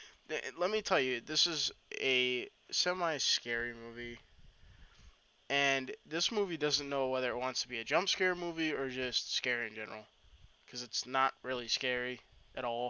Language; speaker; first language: English; native; English